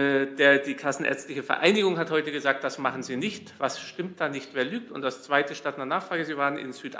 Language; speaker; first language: German; native; German